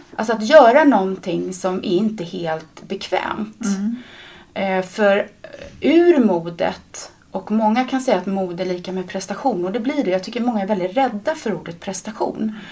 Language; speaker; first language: Swedish; native; Swedish